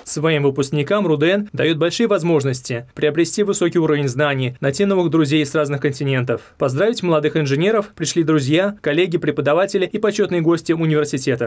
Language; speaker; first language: Russian; native; Russian